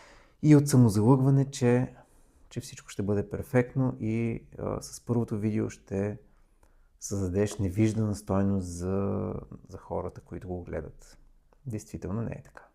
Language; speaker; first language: Bulgarian; native; Bulgarian